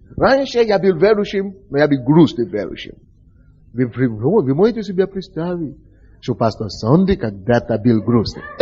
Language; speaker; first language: Russian; non-native, fluent; Yoruba